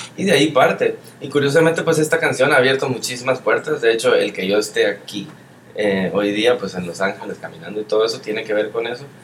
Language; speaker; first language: Spanish; native; Spanish